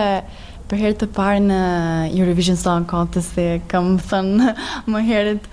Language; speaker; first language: Albanian; non-native, fluent; Serbian